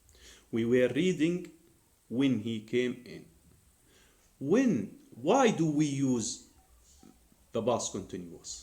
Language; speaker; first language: English; non-native, fluent; Arabic